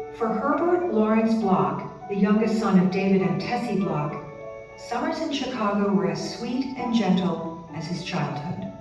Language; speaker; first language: English; native; English